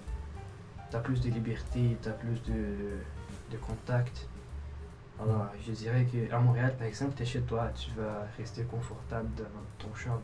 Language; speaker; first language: French; non-native, fluent; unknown